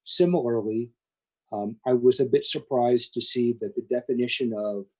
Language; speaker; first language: English; native; English